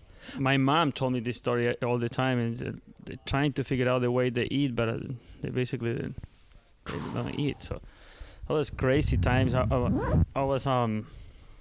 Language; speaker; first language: English; non-native, learner; Spanish